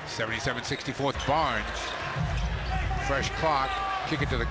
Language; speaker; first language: English; native; English